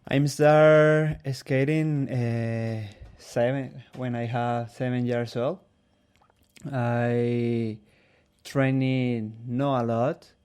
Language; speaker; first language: English; non-native, learner; Spanish